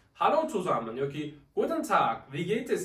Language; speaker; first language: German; non-native, fluent; Uzbek